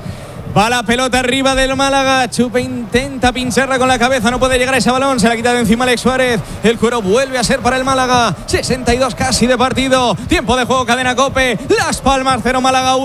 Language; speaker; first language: Spanish; native; Spanish